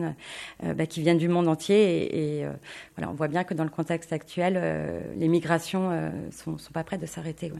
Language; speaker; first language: French; native; French